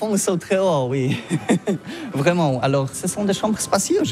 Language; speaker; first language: French; non-native, learner; Polish